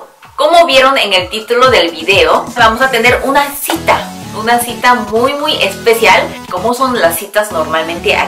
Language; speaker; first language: Spanish; non-native, fluent; Korean